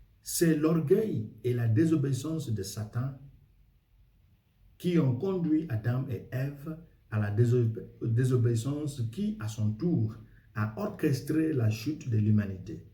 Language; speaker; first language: French; non-native, fluent; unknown